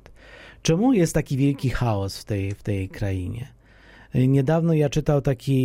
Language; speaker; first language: Polish; non-native, fluent; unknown